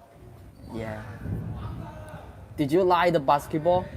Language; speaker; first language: English; non-native, learner; Chinese